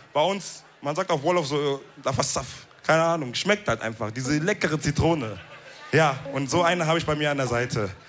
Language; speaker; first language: German; early bilingual, other home language; Wolof